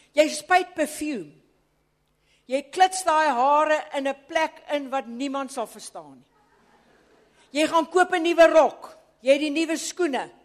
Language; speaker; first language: Afrikaans; native; Afrikaans